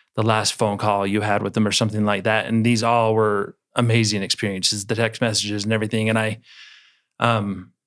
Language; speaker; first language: English; native; English